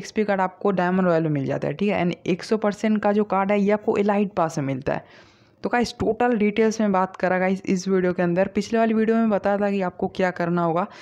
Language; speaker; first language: Hindi; non-native, local second language; Bangla